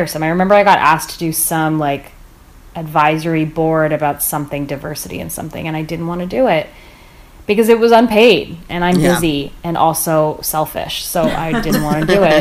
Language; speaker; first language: English; native; English